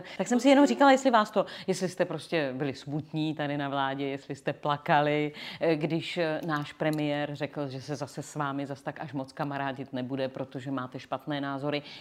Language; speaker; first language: Czech; native; Czech